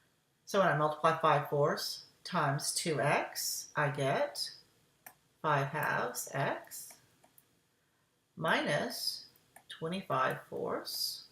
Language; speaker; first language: English; native; English